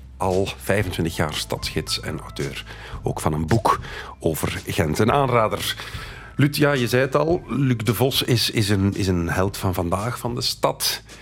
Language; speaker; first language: Dutch; native; Dutch